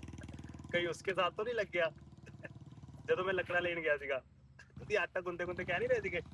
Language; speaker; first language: Hindi; non-native, local second language; Punjabi